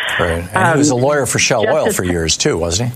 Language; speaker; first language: English; native; English